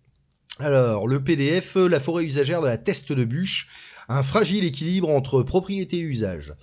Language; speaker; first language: French; native; French